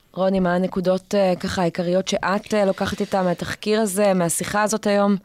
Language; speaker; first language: Hebrew; native; Hebrew